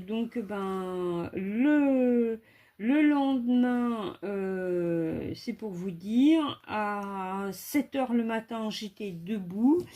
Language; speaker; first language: French; native; French